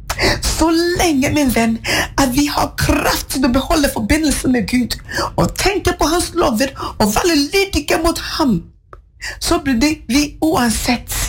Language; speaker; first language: Norwegian; non-native, fluent; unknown